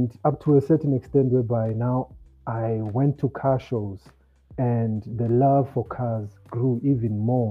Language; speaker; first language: English; non-native, local second language; Xhosa